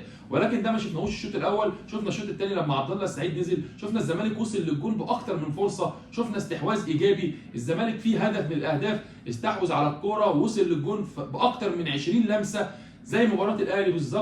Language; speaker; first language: Arabic; native; Arabic